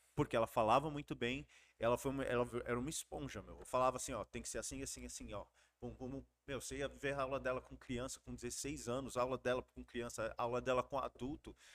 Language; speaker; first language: Portuguese; early bilingual, heritage; Portuguese